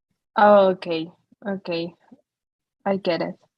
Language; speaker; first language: English; non-native, learner; Spanish